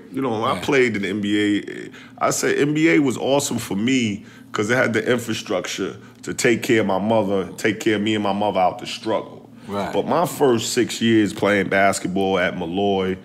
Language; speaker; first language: English; native; English